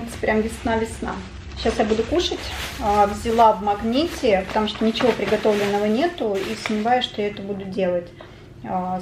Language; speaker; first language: Russian; native; Russian